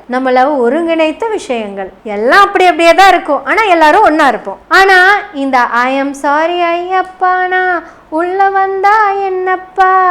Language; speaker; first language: Tamil; non-native, local second language; Malayalam